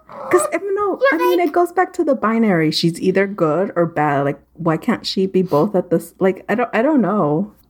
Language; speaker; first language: English; native; English